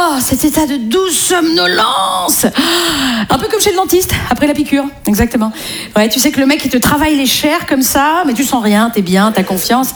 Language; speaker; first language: French; native; French